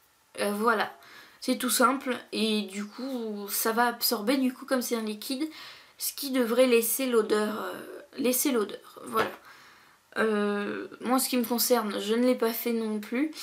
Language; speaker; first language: French; native; French